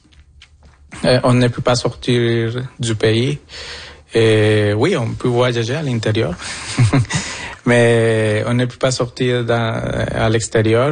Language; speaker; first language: French; non-native, fluent; Spanish